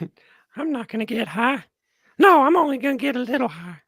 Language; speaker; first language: English; native; English